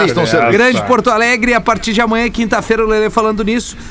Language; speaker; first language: Portuguese; native; Portuguese